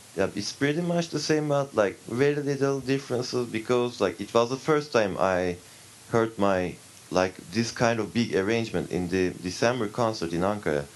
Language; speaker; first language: English; non-native, fluent; Turkish